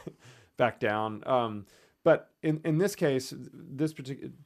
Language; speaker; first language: English; native; English